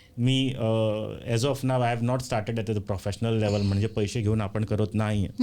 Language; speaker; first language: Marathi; non-native, local second language; Konkani